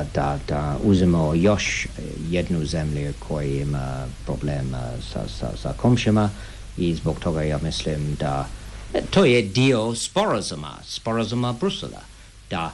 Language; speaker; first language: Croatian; non-native, fluent; English